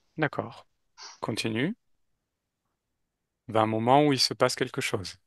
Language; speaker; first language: French; native; French